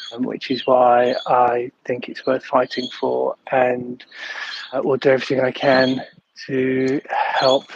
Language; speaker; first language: English; native; English